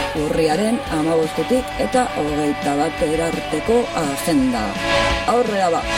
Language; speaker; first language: Basque; native; Basque